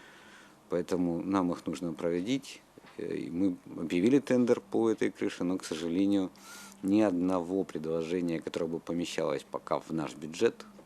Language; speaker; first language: Russian; native; Russian